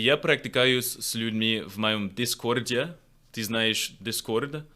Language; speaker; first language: Russian; non-native, fluent; English